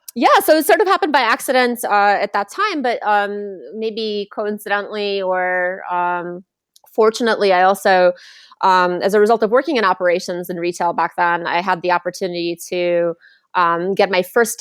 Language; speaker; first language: English; non-native, fluent; Lithuanian